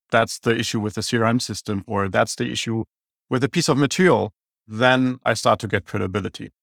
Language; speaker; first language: English; non-native, fluent; German